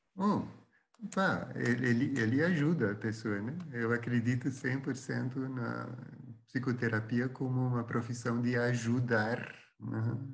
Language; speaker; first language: Portuguese; non-native, fluent; Dutch